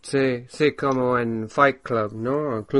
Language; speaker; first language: Spanish; non-native, fluent; English